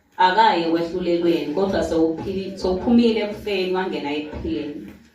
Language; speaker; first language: Zulu; non-native, local second language; Swati